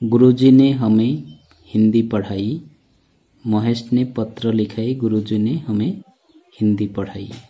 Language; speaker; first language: Hindi; non-native, local second language; Assamese